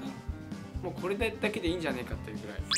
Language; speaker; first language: Japanese; native; Japanese